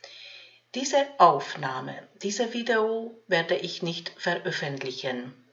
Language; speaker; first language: German; non-native, fluent; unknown